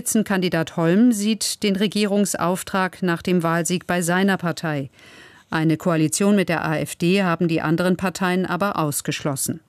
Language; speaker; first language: German; native; German